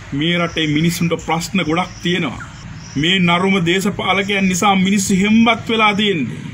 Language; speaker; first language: Sinhala; native; Sinhala